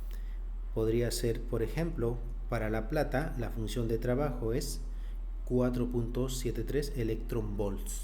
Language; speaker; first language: Spanish; native; Spanish